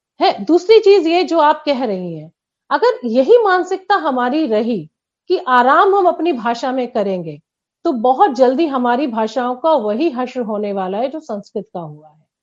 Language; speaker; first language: Hindi; native; Hindi